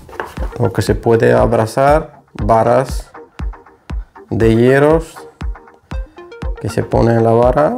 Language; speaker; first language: Spanish; non-native, fluent; Bulgarian